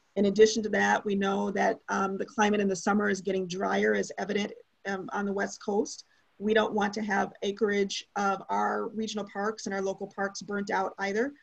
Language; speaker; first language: English; native; English